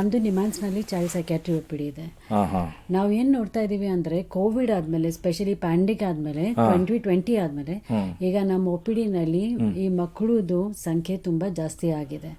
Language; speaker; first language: Kannada; non-native, local second language; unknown